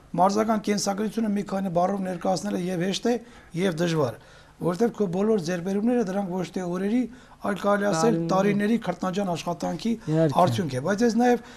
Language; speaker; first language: Armenian; native; Armenian